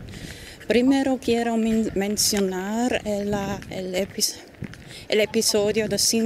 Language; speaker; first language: Spanish; non-native, fluent; German